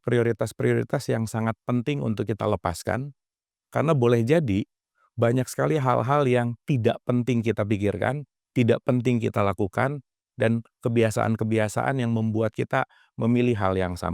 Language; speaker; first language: Indonesian; native; Indonesian